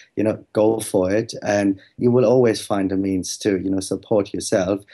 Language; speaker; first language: English; non-native, fluent; German